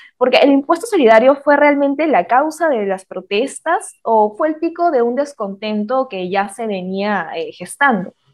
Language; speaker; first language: Spanish; native; Spanish